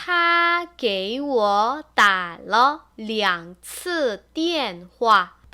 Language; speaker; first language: Chinese; non-native, fluent; Korean